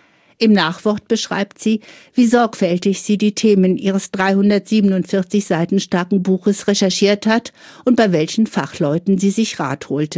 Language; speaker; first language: German; native; German